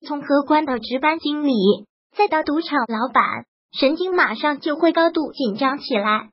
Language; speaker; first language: Chinese; native; Chinese